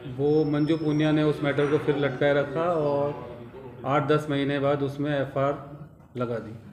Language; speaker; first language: Hindi; native; Hindi